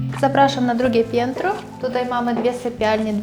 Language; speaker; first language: Polish; non-native, fluent; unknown